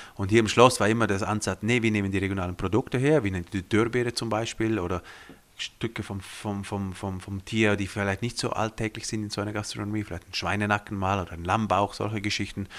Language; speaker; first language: German; non-native, fluent; Romansh